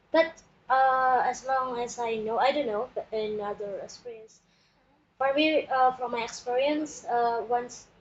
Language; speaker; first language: English; non-native, learner; Indonesian